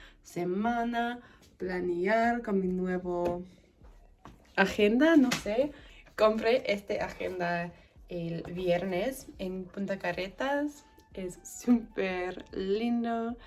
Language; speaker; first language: Spanish; non-native, learner; English